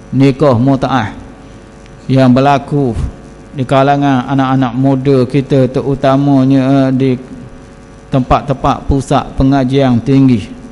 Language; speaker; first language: Malay; native; Malay